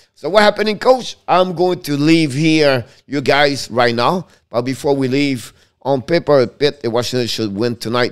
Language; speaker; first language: English; non-native, fluent; French